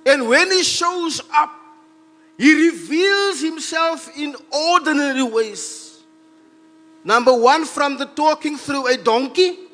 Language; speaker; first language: English; non-native, local second language; Afrikaans